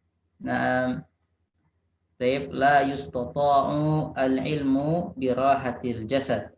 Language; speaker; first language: Arabic; non-native, fluent; Indonesian